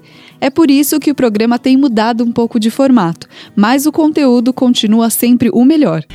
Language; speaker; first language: Portuguese; native; Portuguese